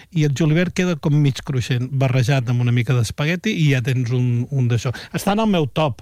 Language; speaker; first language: Catalan; native; Catalan